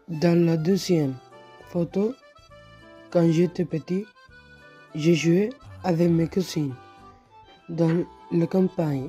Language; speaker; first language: French; non-native, learner; Spanish